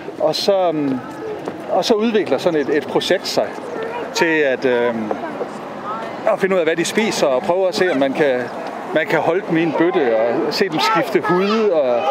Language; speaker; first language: Danish; native; Danish